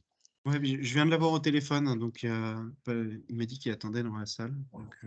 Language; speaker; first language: French; native; French